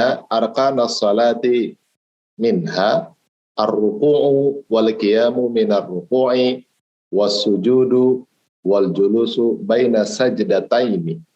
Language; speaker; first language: Arabic; non-native, fluent; Indonesian